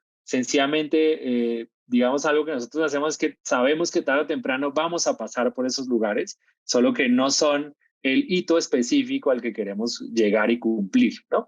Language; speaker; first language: Spanish; native; Spanish